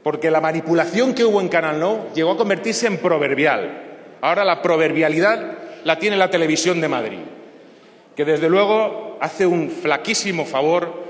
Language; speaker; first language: Spanish; non-native, local second language; Catalan